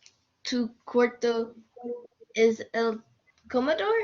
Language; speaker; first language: Spanish; non-native, learner; English